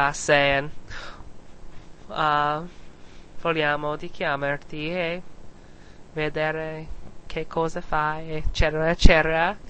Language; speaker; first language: Italian; non-native, learner; English